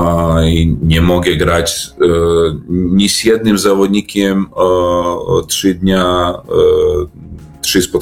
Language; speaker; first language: Polish; non-native, learner; Serbian